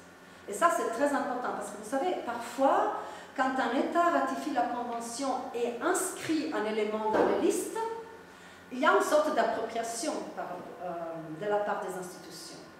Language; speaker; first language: French; non-native, fluent; Italian